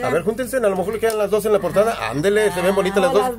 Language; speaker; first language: Spanish; native; Spanish